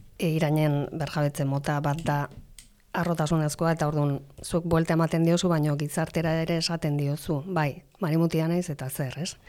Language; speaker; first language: Basque; non-native, local second language; Spanish